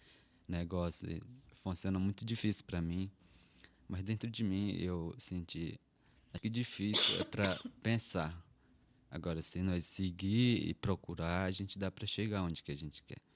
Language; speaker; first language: Portuguese; non-native, local second language; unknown